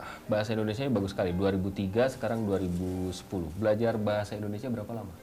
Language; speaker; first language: Indonesian; native; Indonesian